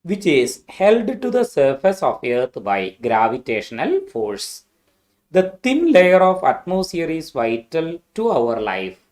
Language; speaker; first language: English; non-native, local second language; Malayalam